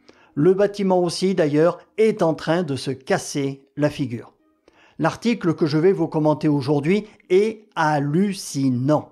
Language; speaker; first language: French; native; French